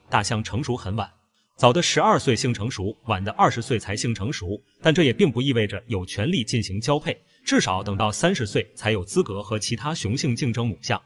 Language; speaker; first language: Chinese; native; Chinese